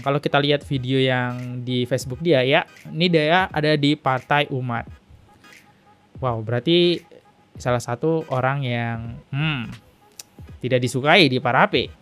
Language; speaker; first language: Indonesian; native; Indonesian